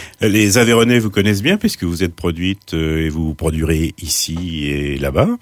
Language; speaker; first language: French; native; French